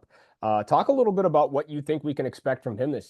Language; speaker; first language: English; native; English